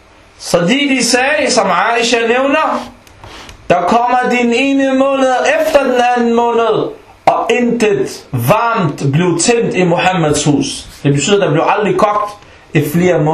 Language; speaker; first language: Danish; non-native, local second language; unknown